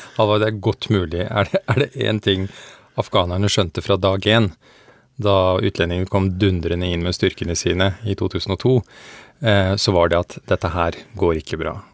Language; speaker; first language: Norwegian; early bilingual, other home language; Persian